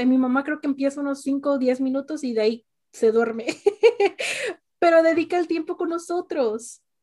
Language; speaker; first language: Spanish; early bilingual, heritage; Spanish